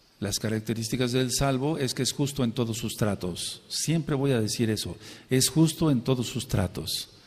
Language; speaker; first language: Spanish; native; Spanish